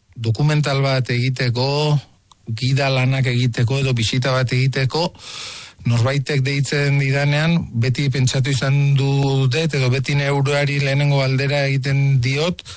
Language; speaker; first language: Basque; native; Basque